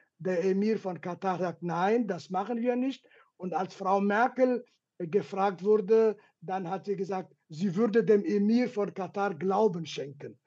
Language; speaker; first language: German; non-native, fluent; Kurdish